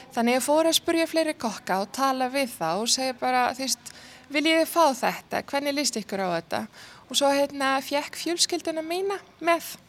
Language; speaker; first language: Icelandic; non-native, fluent; Arabic